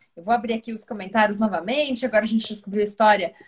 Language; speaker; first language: Portuguese; native; Portuguese